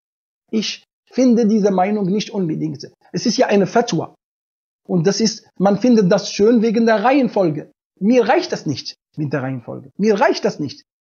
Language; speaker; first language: German; non-native, fluent; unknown